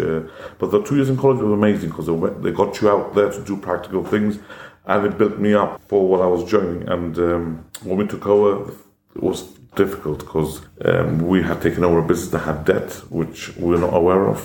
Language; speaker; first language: English; non-native, fluent; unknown